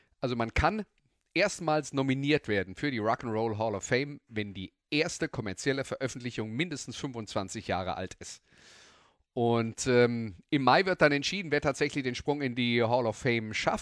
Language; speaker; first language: German; native; German